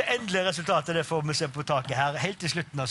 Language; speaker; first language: Norwegian; native; Norwegian